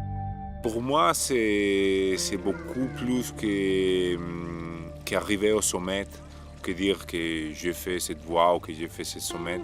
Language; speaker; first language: French; non-native, fluent; Spanish